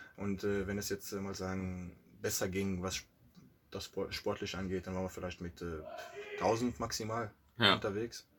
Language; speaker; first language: German; native; German